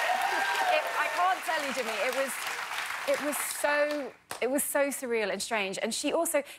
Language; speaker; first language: English; native; English